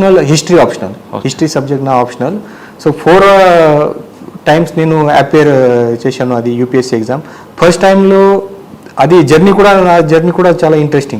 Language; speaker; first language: Telugu; non-native, learner; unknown